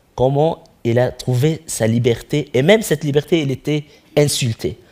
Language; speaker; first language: French; non-native, local second language; Arabic